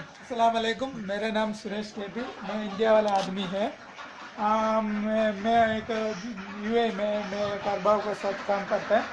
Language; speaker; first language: Hindi; non-native, local second language; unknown